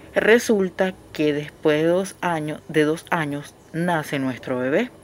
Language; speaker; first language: Spanish; native; Spanish